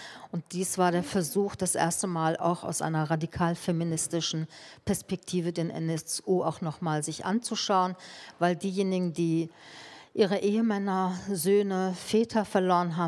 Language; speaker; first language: German; early bilingual, other home language; Turkish